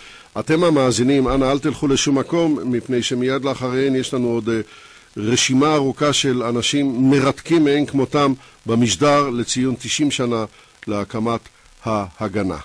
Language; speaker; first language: Hebrew; native; Hebrew